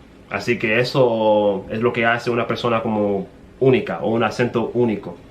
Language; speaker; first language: Spanish; non-native, fluent; English